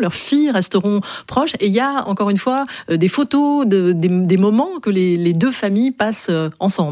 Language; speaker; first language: French; native; French